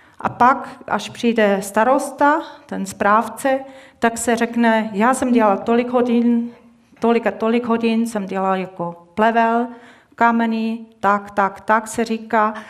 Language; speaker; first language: Czech; non-native, fluent; Swiss German